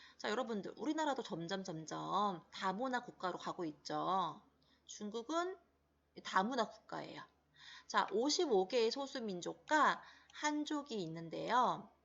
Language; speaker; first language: Korean; native; Korean